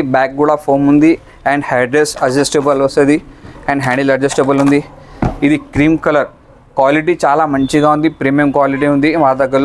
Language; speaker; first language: Telugu; non-native, local second language; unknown